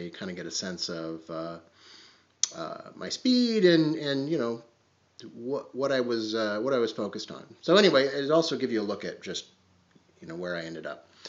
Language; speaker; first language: English; native; English